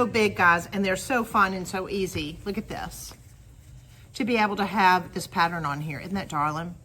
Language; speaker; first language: English; native; English